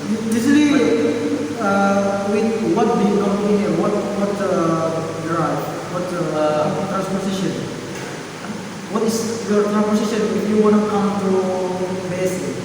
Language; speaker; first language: English; non-native, learner; Indonesian